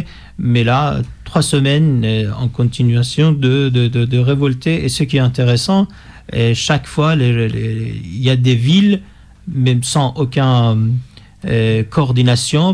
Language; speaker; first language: French; non-native, fluent; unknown